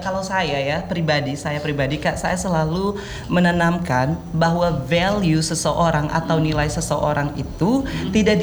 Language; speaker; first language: Indonesian; non-native, local second language; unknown